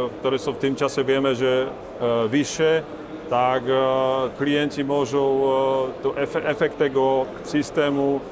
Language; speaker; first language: Polish; non-native, learner; Slovak